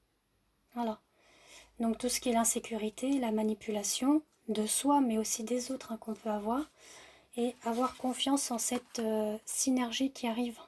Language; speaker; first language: French; native; French